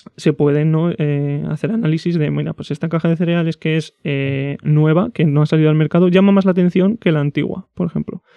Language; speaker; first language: Spanish; native; Spanish